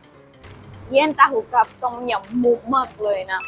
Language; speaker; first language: Thai; non-native, fluent; Japanese